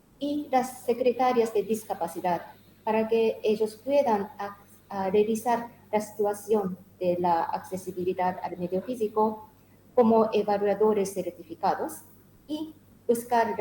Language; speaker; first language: Spanish; non-native, learner; Japanese